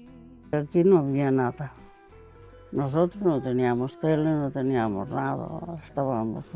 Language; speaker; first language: Spanish; non-native, local second language; Galician